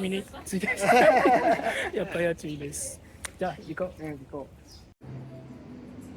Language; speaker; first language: Japanese; non-native, learner; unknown